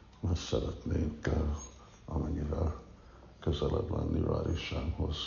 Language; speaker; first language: Hungarian; early bilingual, heritage; Hungarian